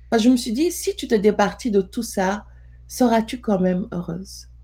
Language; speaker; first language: French; non-native, local second language; Wolof